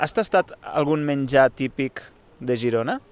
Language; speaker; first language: Catalan; native; Catalan